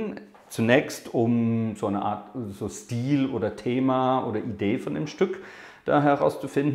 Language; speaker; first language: German; non-native, fluent; English